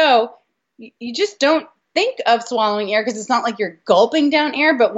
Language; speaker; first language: English; native; English